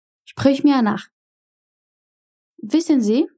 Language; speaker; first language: German; non-native, fluent; Portuguese